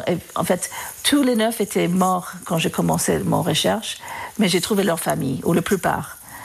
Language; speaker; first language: French; non-native, fluent; English